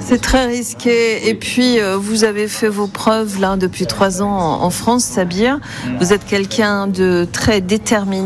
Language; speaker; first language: French; native; French